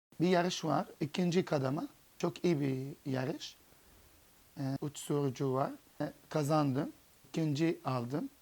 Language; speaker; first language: Turkish; non-native, learner; Arabic